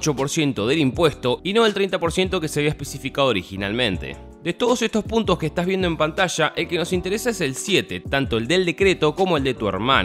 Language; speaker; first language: Spanish; native; Spanish